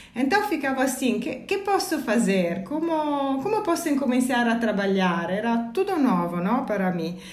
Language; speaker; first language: Portuguese; non-native, learner; Italian